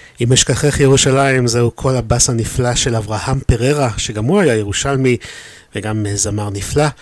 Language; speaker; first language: Hebrew; native; Hebrew